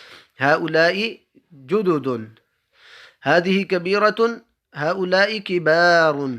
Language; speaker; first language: Arabic; non-native, fluent; Urdu